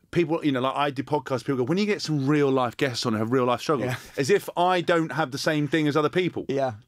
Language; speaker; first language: English; native; English